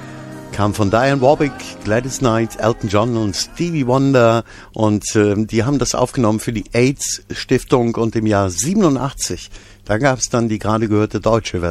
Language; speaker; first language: German; native; German